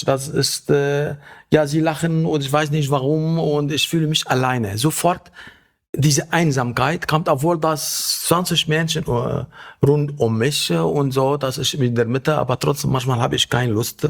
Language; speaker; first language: German; non-native, fluent; Arabic